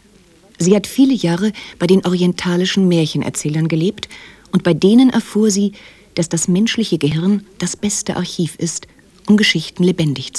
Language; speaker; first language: German; native; German